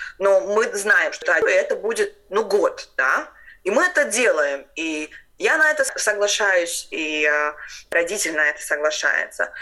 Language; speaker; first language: Russian; non-native, local second language; Latvian